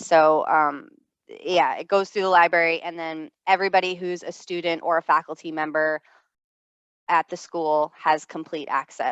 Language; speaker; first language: English; native; English